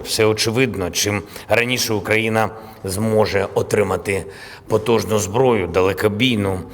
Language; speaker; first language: Ukrainian; non-native, local second language; Russian